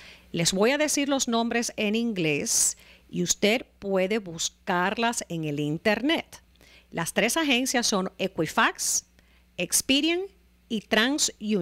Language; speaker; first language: Spanish; native; Spanish